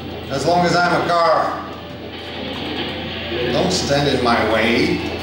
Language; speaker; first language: English; non-native, fluent; Bulgarian